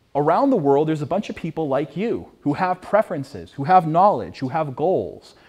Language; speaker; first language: English; native; English